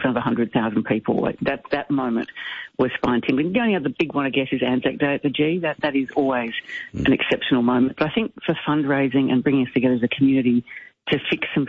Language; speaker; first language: English; native; English